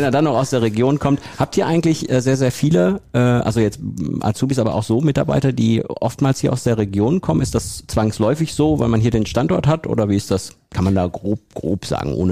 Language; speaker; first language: German; native; German